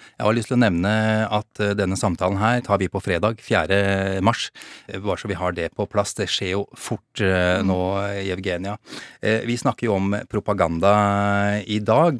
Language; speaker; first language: Norwegian; native; Norwegian